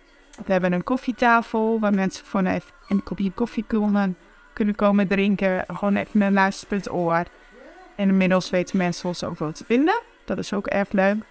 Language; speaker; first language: Dutch; native; Dutch